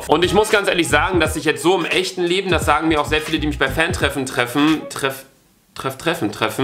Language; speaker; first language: German; native; German